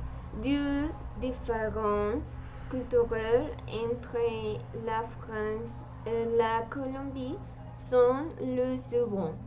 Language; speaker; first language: French; non-native, learner; Spanish